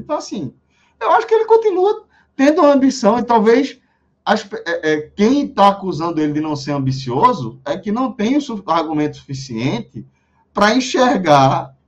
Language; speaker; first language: Portuguese; native; Portuguese